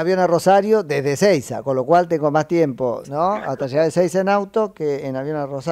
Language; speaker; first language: Spanish; native; Spanish